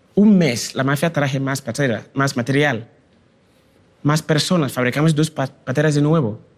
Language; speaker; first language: Spanish; non-native, fluent; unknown